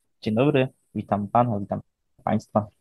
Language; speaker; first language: Polish; native; Polish